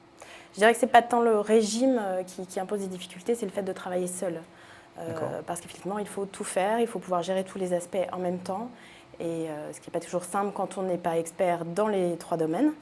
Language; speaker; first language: French; native; French